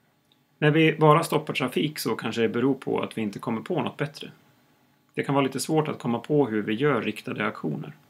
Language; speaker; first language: Swedish; native; Swedish